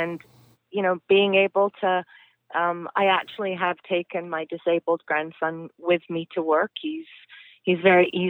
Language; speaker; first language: English; native; English